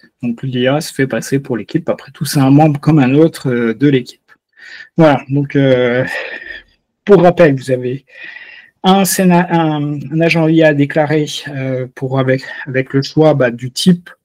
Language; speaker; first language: French; native; French